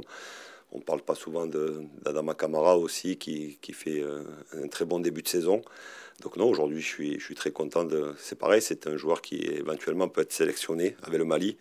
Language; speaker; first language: French; native; French